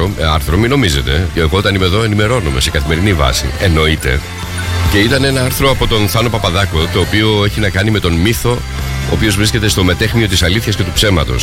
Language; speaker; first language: Greek; native; Greek